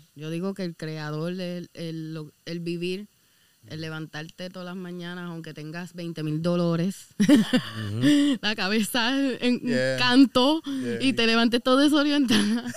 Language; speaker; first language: Spanish; native; Spanish